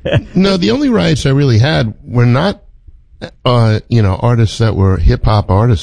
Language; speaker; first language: English; native; English